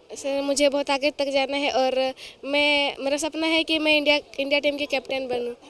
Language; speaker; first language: Hindi; native; Hindi